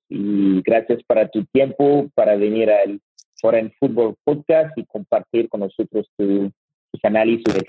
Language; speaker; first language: Spanish; non-native, learner; French